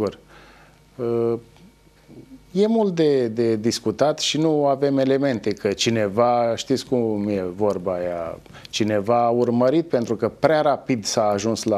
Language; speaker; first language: Romanian; native; Romanian